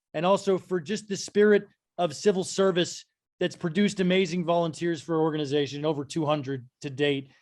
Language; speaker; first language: English; native; English